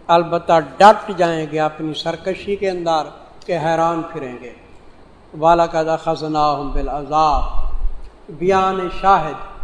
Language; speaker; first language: Urdu; non-native, local second language; Saraiki